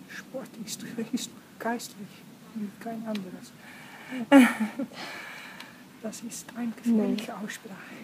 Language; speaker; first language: German; non-native, learner; Dutch